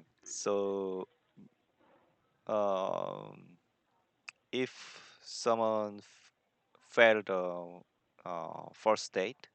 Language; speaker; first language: English; non-native, learner; Korean